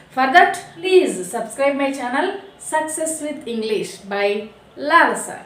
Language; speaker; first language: English; non-native, local second language; Telugu